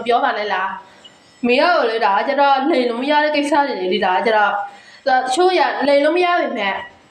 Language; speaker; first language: Burmese; non-native, local second language; Mon